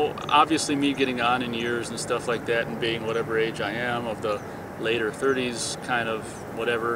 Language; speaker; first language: English; native; English